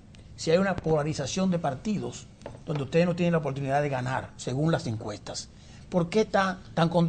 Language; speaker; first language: Spanish; native; Spanish